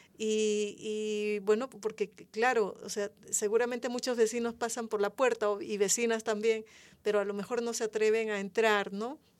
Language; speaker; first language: Spanish; native; Spanish